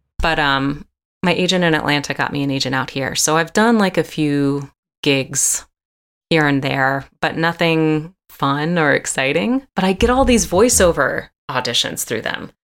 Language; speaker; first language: English; native; English